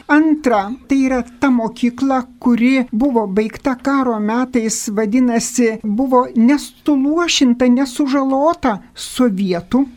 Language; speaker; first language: Lithuanian; native; Lithuanian